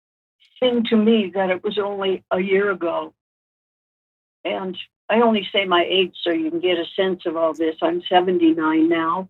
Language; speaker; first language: English; native; English